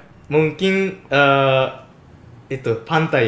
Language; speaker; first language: Indonesian; non-native, fluent; Japanese